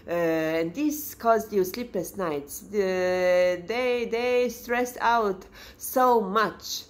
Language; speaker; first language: English; non-native, fluent; Serbian